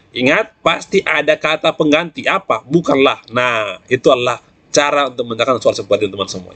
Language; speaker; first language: Indonesian; native; Indonesian